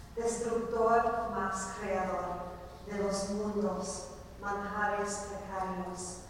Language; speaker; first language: Spanish; non-native, fluent; English